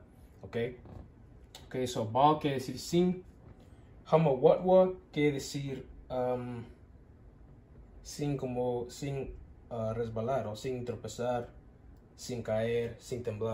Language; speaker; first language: Spanish; non-native, learner; English